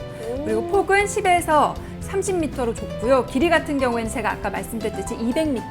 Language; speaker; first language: Korean; native; Korean